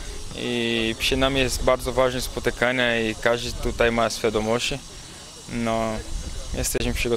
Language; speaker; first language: Polish; non-native, learner; Portuguese